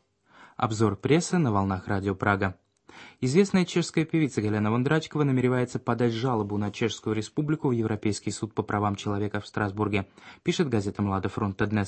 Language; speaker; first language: Russian; native; Russian